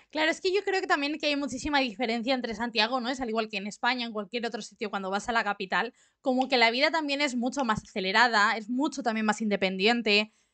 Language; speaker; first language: Spanish; native; Spanish